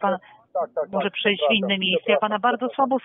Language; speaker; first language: Polish; native; Polish